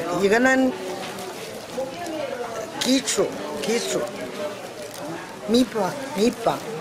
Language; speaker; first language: Korean; non-native, learner; Chinese